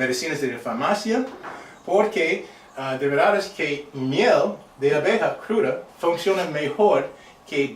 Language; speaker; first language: Spanish; non-native, fluent; English